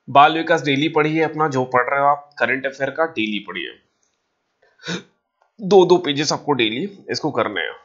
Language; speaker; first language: Hindi; native; Hindi